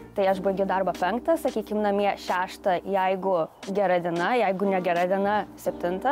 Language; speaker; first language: Lithuanian; native; Lithuanian